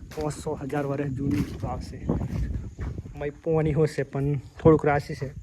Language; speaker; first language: Gujarati; non-native, local second language; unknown